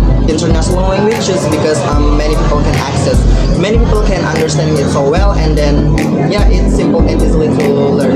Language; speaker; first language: English; non-native, learner; Indonesian